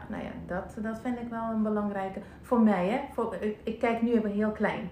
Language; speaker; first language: Dutch; non-native, fluent; Russian